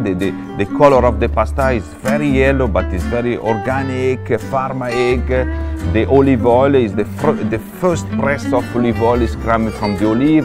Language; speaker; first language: English; non-native, learner; Italian